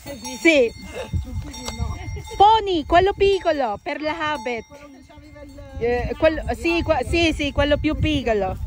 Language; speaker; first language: Italian; non-native, learner; Filipino